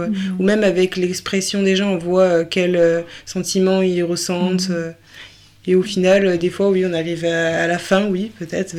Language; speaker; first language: French; native; French